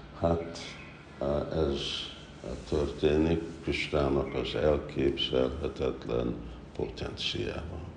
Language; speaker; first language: Hungarian; early bilingual, heritage; Hungarian